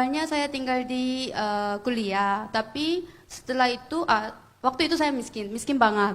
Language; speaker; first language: Indonesian; non-native, fluent; Korean